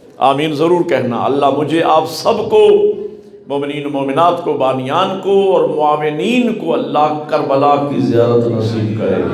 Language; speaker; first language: Urdu; non-native, local second language; Punjabi